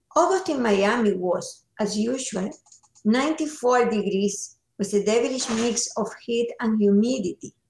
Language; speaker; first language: English; non-native, fluent; Spanish